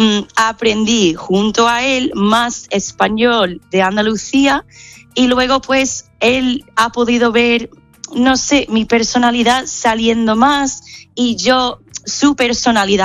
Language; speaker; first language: Spanish; non-native, fluent; English